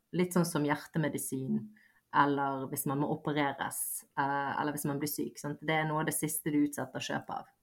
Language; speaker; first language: Norwegian; early bilingual, other home language; Bosnian